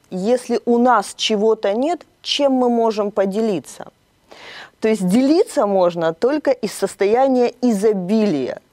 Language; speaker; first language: Russian; native; Russian